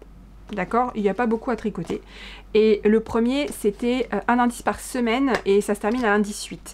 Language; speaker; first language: French; native; French